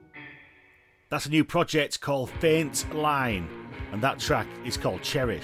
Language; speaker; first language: English; native; English